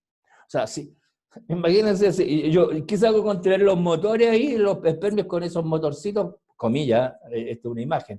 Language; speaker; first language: Spanish; native; Spanish